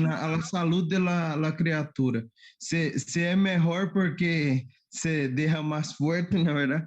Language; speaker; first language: Spanish; non-native, learner; Portuguese